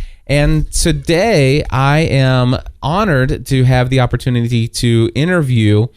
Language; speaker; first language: English; native; English